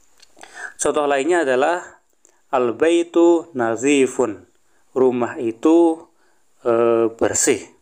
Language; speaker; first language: Indonesian; native; Indonesian